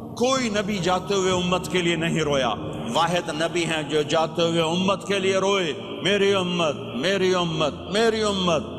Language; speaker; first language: Urdu; non-native, local second language; Punjabi